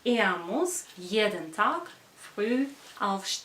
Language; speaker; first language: German; non-native, fluent; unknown